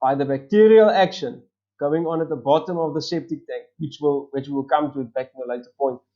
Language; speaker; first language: English; non-native, local second language; Afrikaans